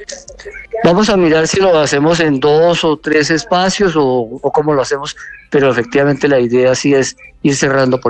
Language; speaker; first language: Spanish; native; Spanish